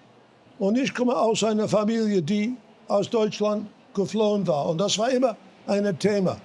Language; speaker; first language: German; non-native, fluent; English